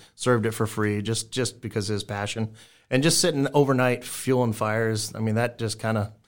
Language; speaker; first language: English; native; English